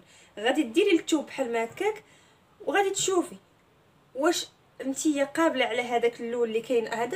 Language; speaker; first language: Arabic; native; Arabic